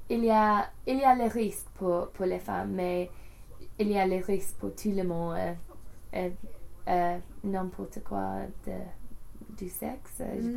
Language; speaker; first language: French; non-native, learner; English